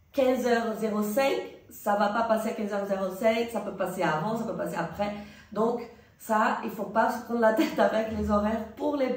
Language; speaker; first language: French; non-native, fluent; Portuguese